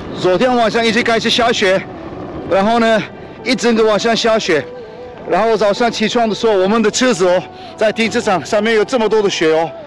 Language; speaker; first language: Chinese; non-native, fluent; Turkish